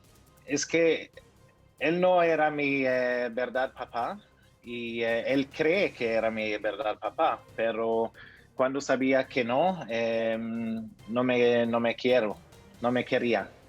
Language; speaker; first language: Spanish; early bilingual, heritage; Norwegian